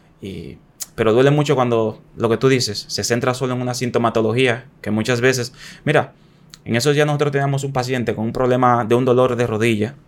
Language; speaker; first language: Spanish; native; Spanish